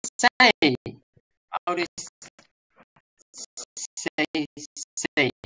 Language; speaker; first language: English; non-native, learner; Russian